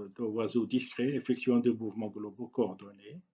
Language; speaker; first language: French; non-native, local second language; Arabic